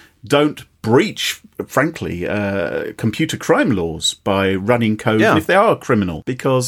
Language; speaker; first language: English; native; English